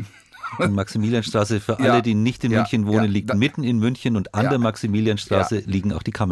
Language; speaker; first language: German; native; German